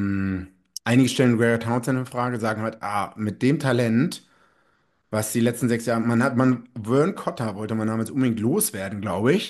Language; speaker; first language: German; native; German